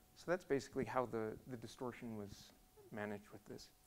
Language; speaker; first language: English; native; English